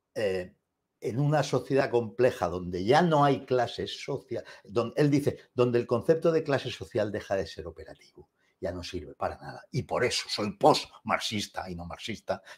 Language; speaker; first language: Spanish; native; Spanish